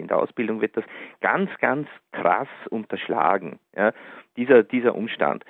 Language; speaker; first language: German; native; German